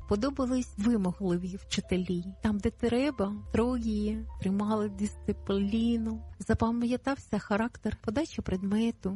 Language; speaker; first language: Ukrainian; native; Ukrainian